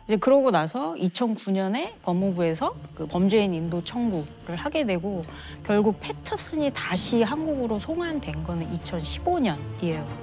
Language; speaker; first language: Korean; native; Korean